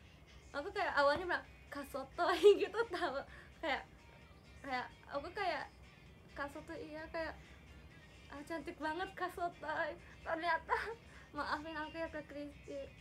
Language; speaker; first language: Indonesian; non-native, fluent; Japanese